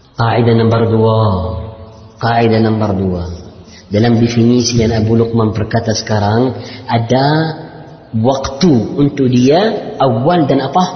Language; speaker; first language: Indonesian; non-native, learner; Arabic